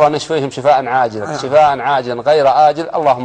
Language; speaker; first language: Arabic; native; Arabic